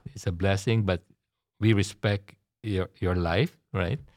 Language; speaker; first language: English; non-native, local second language; Filipino